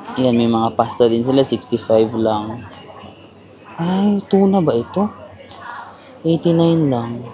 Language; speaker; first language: Filipino; native; Filipino